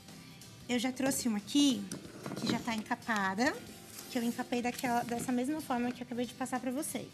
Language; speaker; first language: Portuguese; native; Portuguese